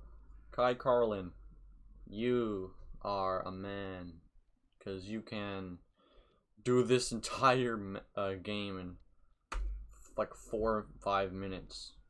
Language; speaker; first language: English; native; English